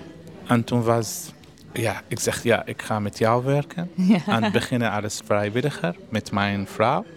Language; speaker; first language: Dutch; non-native, learner; Arabic